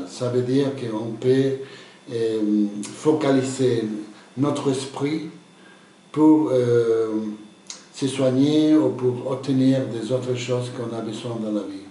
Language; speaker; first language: French; non-native, fluent; Spanish